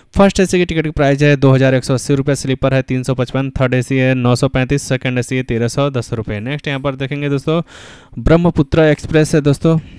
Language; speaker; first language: Hindi; native; Hindi